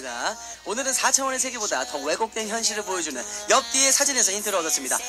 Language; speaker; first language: Korean; native; Korean